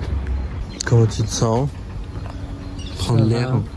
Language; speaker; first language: French; native; French